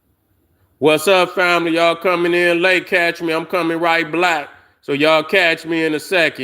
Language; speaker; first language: English; native; English